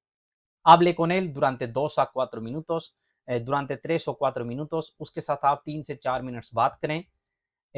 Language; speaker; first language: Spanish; non-native, fluent; Urdu